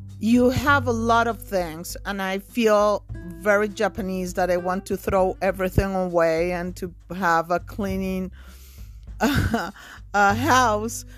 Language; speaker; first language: English; non-native, fluent; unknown